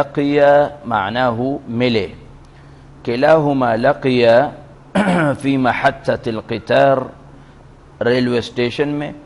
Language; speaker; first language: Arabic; non-native, fluent; Urdu